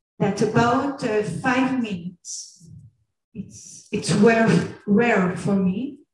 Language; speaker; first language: English; non-native, fluent; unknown